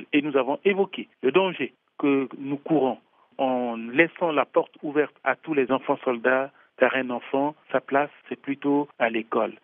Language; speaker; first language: French; non-native, local second language; Sango